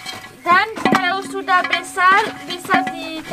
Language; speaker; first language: Indonesian; non-native, learner; French